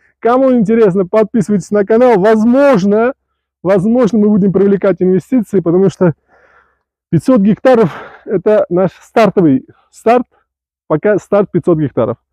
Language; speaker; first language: Russian; non-native, local second language; Uzbek